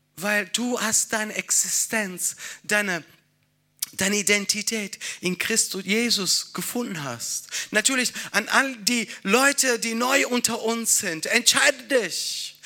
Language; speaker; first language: German; non-native, fluent; Italian